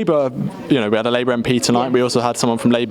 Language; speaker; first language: English; native; English